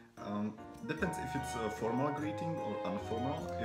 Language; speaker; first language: English; non-native, fluent; Slovak